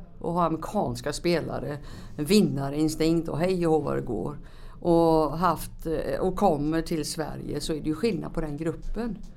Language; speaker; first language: Swedish; native; Swedish